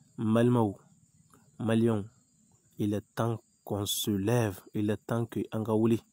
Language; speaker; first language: French; non-native, local second language; Bambara